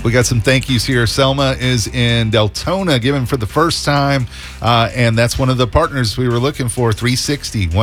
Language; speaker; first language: English; native; English